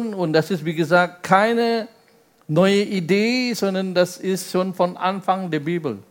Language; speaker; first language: German; non-native, fluent; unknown